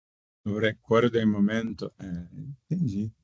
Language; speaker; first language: Spanish; non-native, fluent; Portuguese